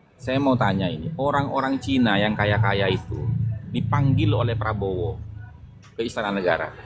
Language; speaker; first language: Indonesian; non-native, local second language; Madurese